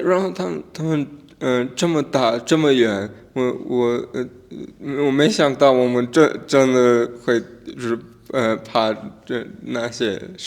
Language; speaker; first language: Chinese; non-native, learner; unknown